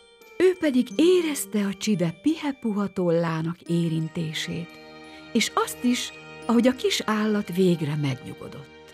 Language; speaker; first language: Hungarian; native; Hungarian